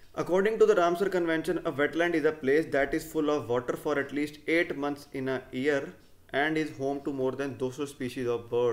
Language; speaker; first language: English; non-native, local second language; Punjabi